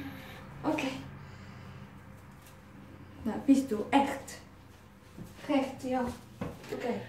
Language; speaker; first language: German; non-native, learner; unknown